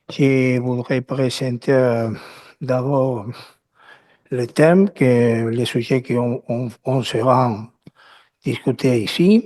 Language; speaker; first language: French; non-native, learner; Spanish